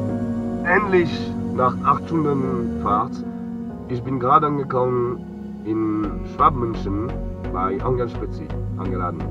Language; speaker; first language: German; non-native, learner; French